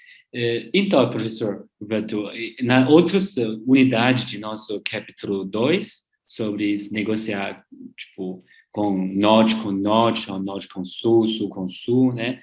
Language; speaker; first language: Portuguese; non-native, learner; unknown